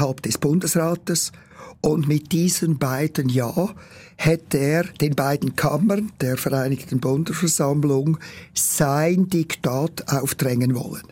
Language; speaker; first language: German; native; German